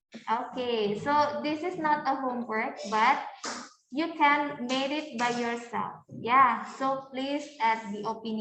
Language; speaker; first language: English; non-native, fluent; Indonesian